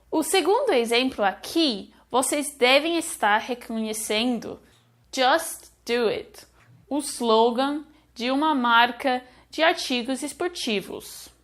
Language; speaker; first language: Portuguese; non-native, fluent; English